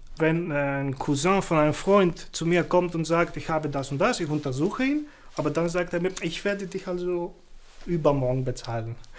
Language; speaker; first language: German; non-native, fluent; Greek